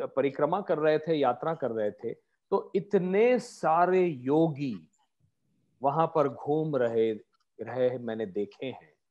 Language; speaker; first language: Hindi; non-native, local second language; Marathi